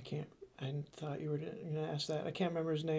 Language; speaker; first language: English; native; English